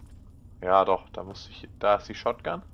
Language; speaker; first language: German; native; German